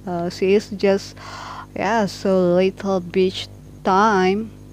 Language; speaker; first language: English; non-native, learner; Indonesian